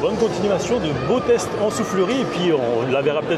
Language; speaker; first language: French; native; French